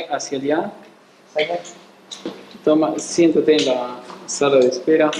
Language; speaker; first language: Spanish; native; Spanish